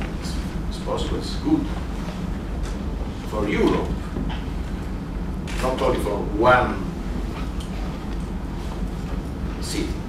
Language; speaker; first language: English; non-native, learner; Italian